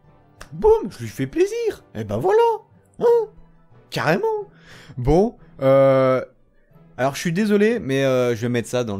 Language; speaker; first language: French; native; French